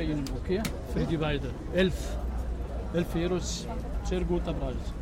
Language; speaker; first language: German; non-native, learner; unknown